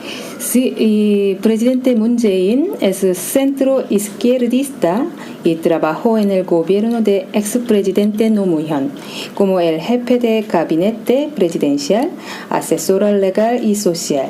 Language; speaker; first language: Spanish; non-native, fluent; Korean